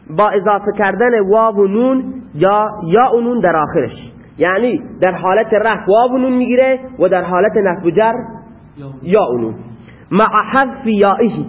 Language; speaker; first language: Persian; non-native, local second language; Baluchi